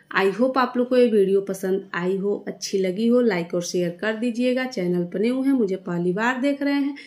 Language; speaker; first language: Hindi; native; Hindi